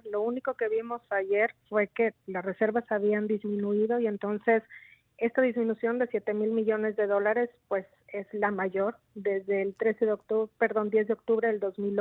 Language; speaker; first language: Spanish; native; Spanish